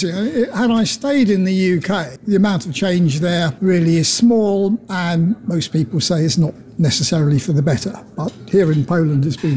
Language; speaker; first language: English; native; English